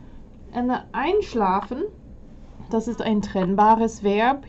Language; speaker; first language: German; non-native, fluent; English